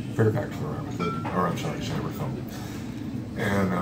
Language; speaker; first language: English; native; English